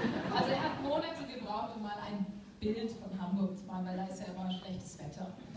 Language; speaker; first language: German; native; German